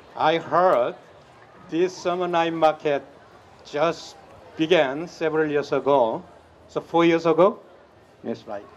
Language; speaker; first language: English; non-native, fluent; Korean